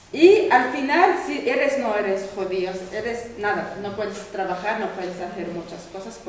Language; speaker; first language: Spanish; non-native, learner; Arabic